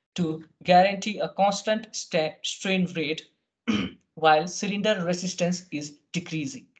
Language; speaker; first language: English; non-native, local second language; Nepali